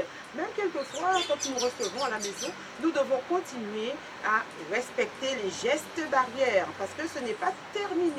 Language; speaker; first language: French; native; French